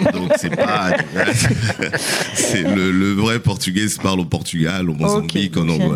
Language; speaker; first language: French; non-native, fluent; Portuguese